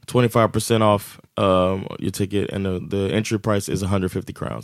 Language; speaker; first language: English; native; English